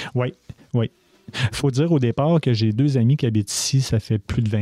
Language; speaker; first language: French; native; French